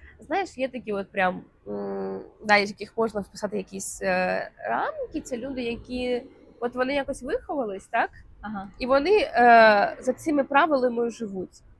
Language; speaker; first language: Ukrainian; native; Ukrainian